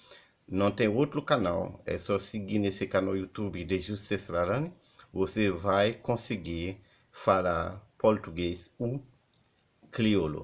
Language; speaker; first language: Portuguese; non-native, fluent; Haitian Creole